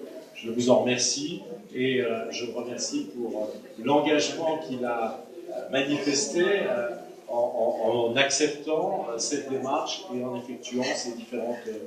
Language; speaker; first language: French; native; French